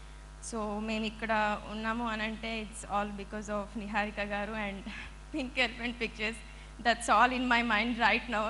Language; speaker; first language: Telugu; non-native, learner; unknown